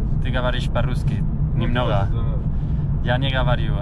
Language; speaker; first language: Russian; non-native, learner; Spanish